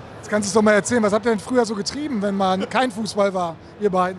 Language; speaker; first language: German; native; German